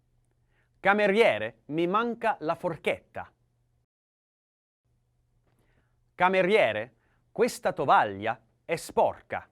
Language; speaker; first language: Italian; non-native, learner; English